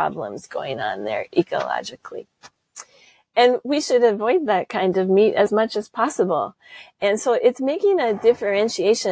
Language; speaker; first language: English; native; English